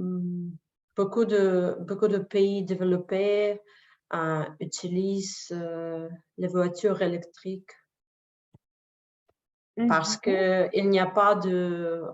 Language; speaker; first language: French; non-native, learner; Russian